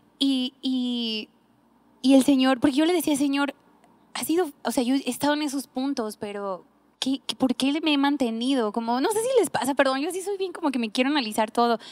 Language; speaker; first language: Spanish; native; Spanish